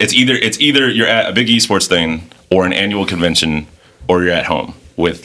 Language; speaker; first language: English; native; English